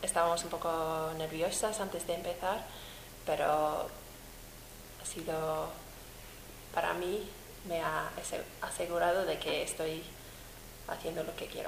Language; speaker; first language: Spanish; non-native, fluent; English